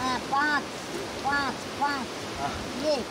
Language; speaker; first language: Hindi; non-native, local second language; Malayalam